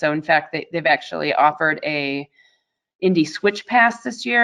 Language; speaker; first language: English; native; English